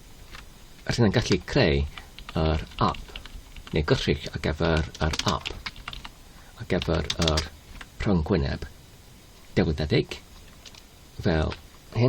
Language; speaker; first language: Welsh; non-native, learner; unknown